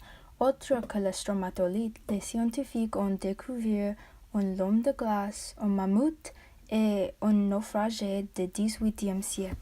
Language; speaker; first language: French; non-native, learner; English